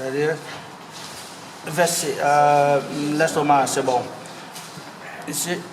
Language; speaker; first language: French; non-native, learner; Vietnamese